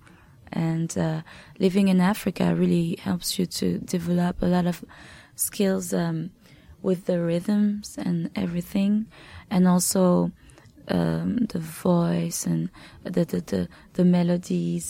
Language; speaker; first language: English; non-native, fluent; French